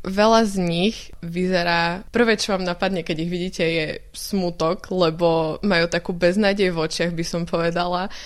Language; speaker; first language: Slovak; native; Slovak